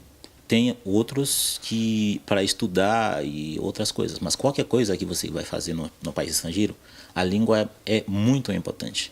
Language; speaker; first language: Portuguese; non-native, fluent; Haitian Creole